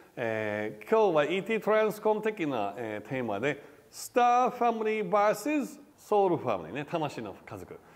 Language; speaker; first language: Japanese; non-native, fluent; English